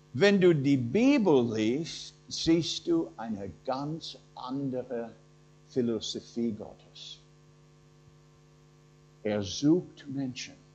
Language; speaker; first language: German; non-native, fluent; English